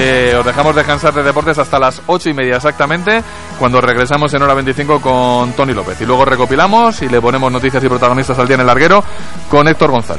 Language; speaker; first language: Spanish; native; Spanish